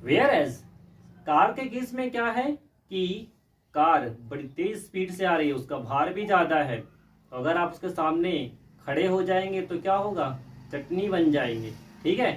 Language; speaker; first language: Hindi; native; Hindi